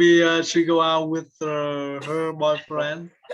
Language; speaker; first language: English; non-native, learner; Vietnamese